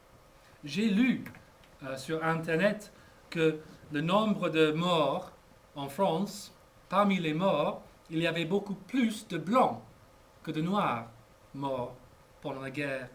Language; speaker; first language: French; non-native, fluent; English